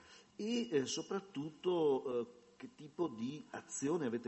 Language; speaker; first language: Italian; native; Italian